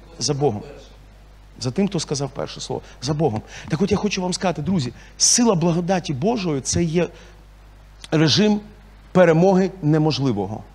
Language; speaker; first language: Ukrainian; non-native, local second language; Russian